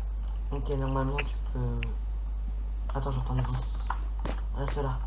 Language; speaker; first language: French; native; French